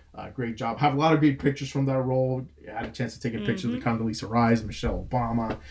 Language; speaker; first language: English; non-native, fluent; Spanish